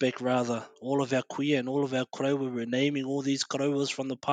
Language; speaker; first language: English; native; English